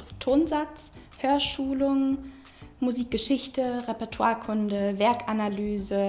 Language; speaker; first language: German; native; German